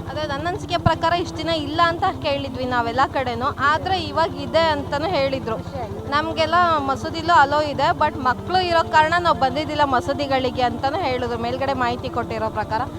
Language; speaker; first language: Kannada; native; Kannada